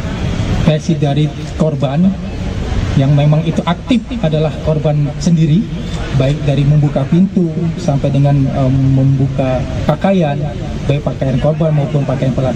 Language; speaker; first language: Indonesian; native; Indonesian